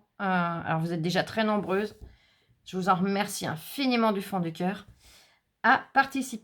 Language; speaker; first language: French; native; French